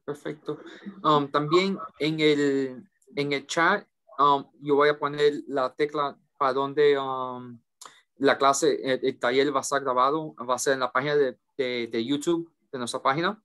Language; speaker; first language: Spanish; early bilingual, heritage; English